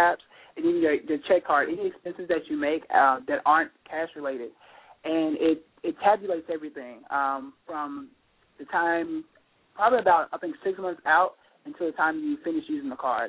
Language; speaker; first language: English; native; English